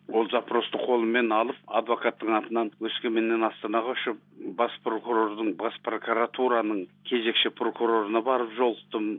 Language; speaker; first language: Kazakh; native; Kazakh